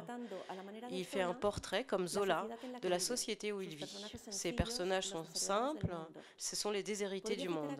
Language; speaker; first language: French; non-native, fluent; Spanish